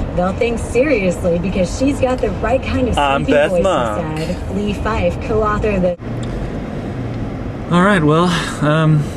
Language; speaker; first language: English; native; English